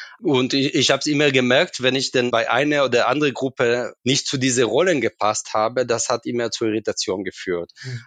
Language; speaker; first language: German; non-native, fluent; Hebrew